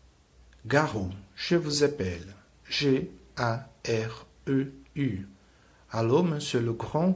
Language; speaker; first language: French; non-native, fluent; Portuguese